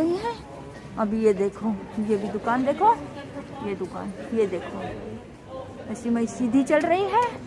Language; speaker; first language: Hindi; non-native, local second language; Marathi